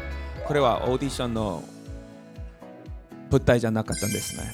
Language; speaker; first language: Japanese; non-native, learner; Korean